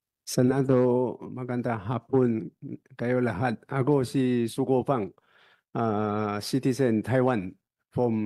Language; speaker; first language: Filipino; non-native, learner; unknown